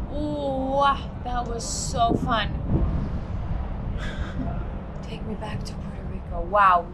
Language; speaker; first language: English; early bilingual, heritage; English